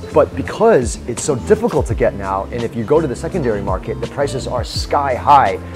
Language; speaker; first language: English; early bilingual, other home language; Chinese